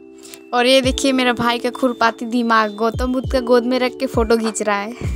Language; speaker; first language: Hindi; native; Hindi